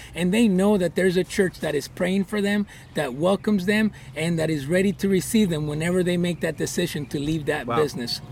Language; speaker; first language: English; early bilingual, other home language; Spanish